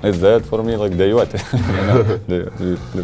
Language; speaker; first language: English; non-native, fluent; Lithuanian